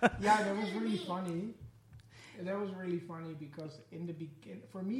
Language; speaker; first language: English; non-native, fluent; Dutch